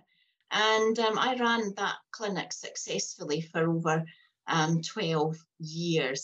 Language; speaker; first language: English; native; English